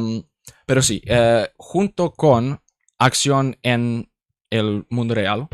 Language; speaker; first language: Spanish; non-native, learner; English